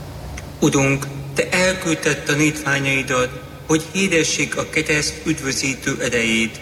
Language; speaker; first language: Hungarian; native; Hungarian